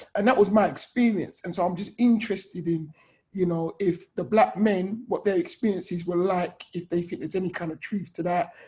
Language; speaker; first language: English; native; English